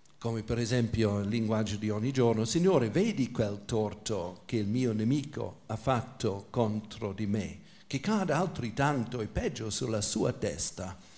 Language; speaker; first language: Italian; non-native, fluent; English